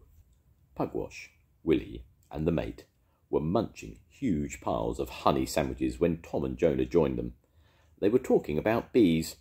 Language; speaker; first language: English; native; English